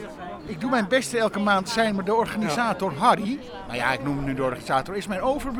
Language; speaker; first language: Dutch; native; Dutch